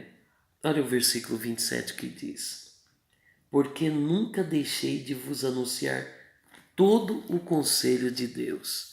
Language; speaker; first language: Portuguese; native; Portuguese